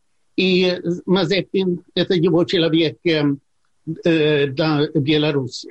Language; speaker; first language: Russian; non-native, fluent; Swedish